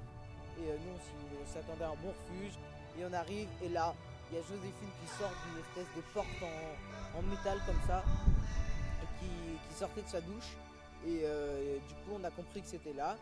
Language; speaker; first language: French; native; French